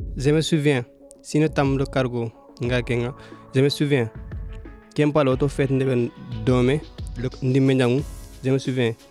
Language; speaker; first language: French; non-native, local second language; Soninke